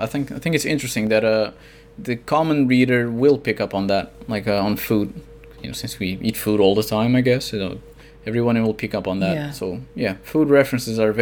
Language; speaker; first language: English; non-native, fluent; Portuguese